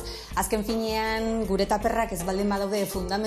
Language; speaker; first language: Basque; native; Basque